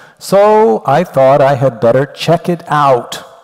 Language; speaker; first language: English; native; English